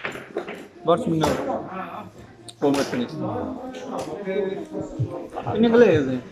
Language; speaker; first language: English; non-native, learner; Urdu